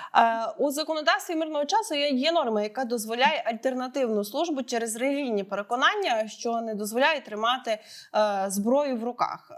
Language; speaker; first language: Ukrainian; native; Ukrainian